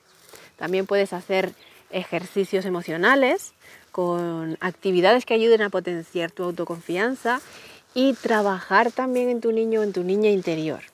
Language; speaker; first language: Spanish; native; Spanish